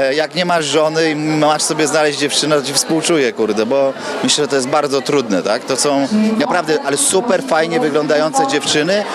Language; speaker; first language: Polish; native; Polish